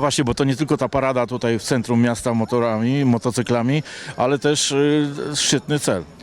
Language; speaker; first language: Polish; native; Polish